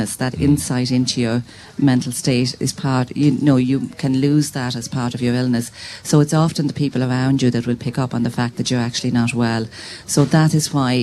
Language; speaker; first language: English; native; English